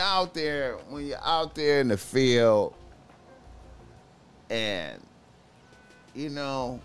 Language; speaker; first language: English; native; English